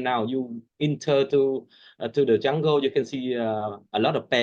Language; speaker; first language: English; non-native, learner; Vietnamese